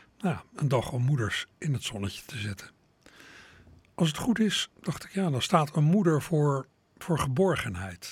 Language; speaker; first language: Dutch; native; Dutch